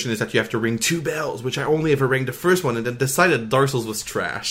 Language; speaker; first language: English; non-native, fluent; French